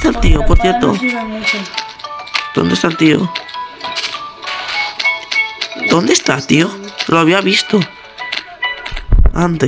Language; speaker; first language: Spanish; native; Spanish